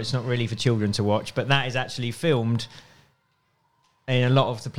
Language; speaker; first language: English; native; English